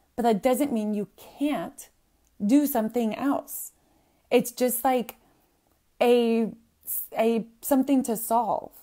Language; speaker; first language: English; native; English